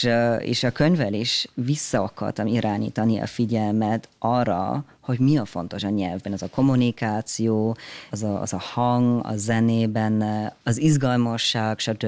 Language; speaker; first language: Hungarian; non-native, fluent; German